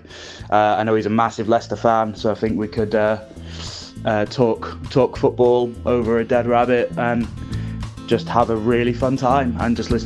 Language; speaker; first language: English; native; English